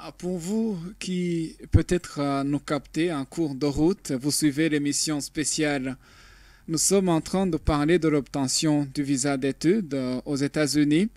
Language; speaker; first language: French; non-native, local second language; Rundi